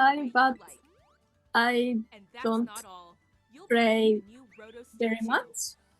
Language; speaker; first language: English; non-native, learner; Japanese